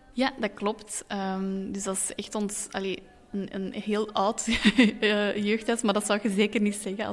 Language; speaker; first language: Dutch; native; Dutch